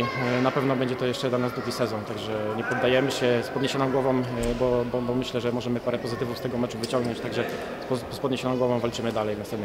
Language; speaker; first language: Polish; native; Polish